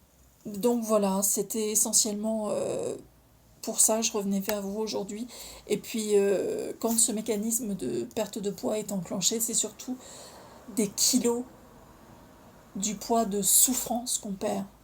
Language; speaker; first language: French; native; French